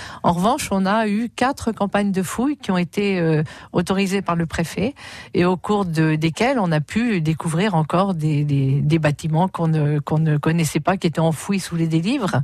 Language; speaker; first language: French; native; French